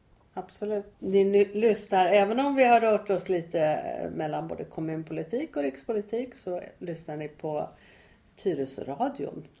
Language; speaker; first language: Swedish; native; Swedish